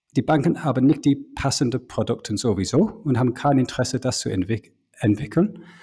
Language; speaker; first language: German; non-native, fluent; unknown